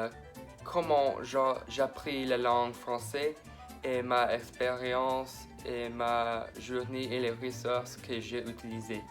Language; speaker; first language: French; non-native, learner; English